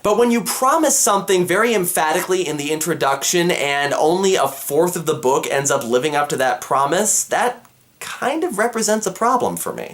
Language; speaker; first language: English; native; English